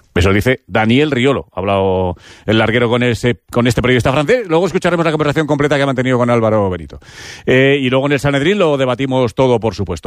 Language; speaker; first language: Spanish; native; Spanish